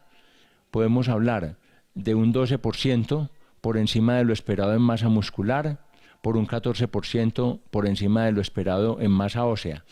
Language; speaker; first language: Spanish; native; Spanish